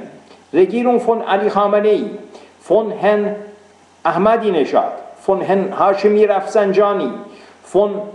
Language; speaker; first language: German; non-native, fluent; Persian